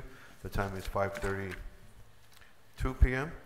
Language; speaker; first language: English; native; English